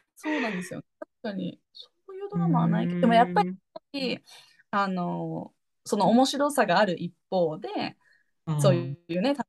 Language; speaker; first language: Japanese; native; Japanese